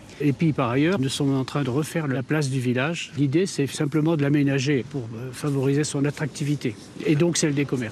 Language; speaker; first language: French; native; French